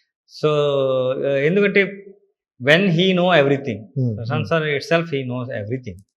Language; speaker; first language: Telugu; non-native, learner; Kannada